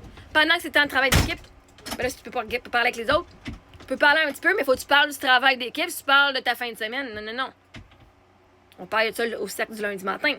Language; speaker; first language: French; native; French